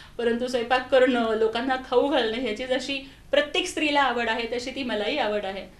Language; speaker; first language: Marathi; non-native, local second language; Telugu